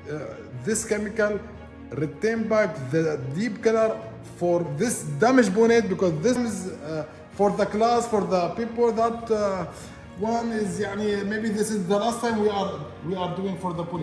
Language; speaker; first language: English; non-native, learner; Arabic